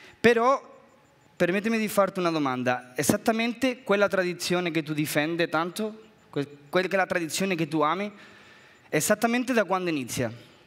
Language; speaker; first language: Italian; non-native, fluent; Spanish